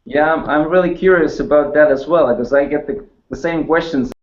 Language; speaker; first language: English; non-native, fluent; Estonian